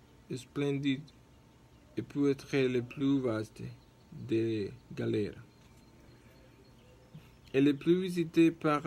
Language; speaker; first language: French; non-native, learner; Spanish